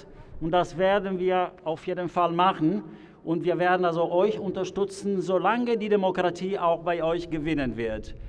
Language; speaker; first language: German; non-native, fluent; Italian